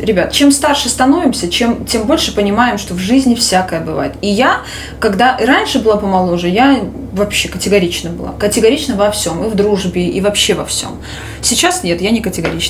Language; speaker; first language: Russian; native; Russian